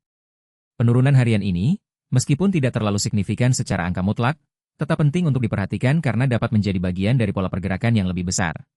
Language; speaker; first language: Indonesian; native; Indonesian